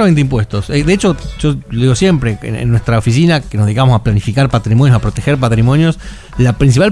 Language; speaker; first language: Spanish; native; Spanish